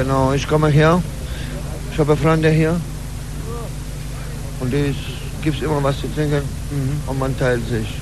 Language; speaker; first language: German; non-native, learner; Polish